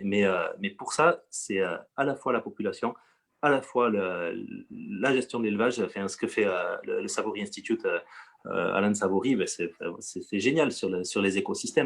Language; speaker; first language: French; native; French